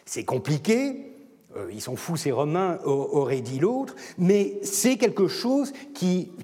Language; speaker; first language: French; non-native, fluent; Turkish